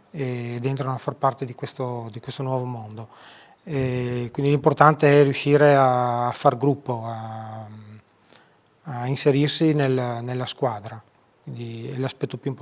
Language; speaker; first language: Italian; native; Italian